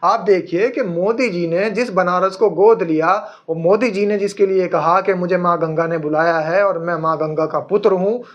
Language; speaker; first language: Hindi; native; Hindi